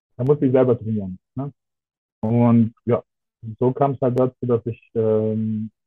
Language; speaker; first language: German; non-native, fluent; Russian